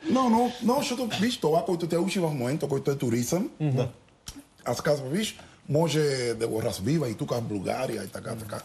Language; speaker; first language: Bulgarian; non-native, learner; Spanish